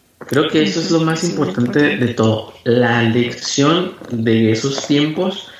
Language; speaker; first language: Spanish; native; Spanish